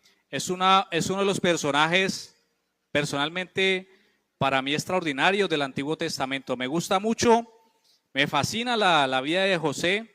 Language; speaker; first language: Spanish; native; Spanish